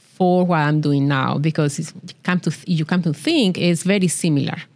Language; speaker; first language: English; non-native, fluent; Spanish